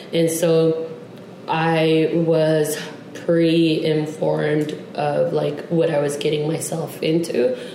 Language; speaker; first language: English; non-native, local second language; Tigrinya